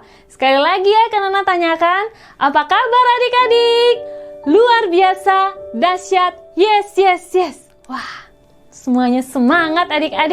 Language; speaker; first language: Indonesian; native; Indonesian